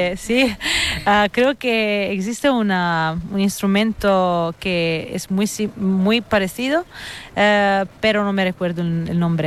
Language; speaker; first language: Spanish; non-native, fluent; Italian